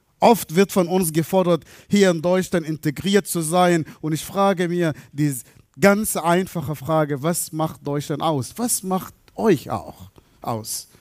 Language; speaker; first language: German; non-native, fluent; Arabic